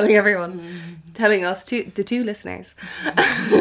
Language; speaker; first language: English; non-native, local second language; Irish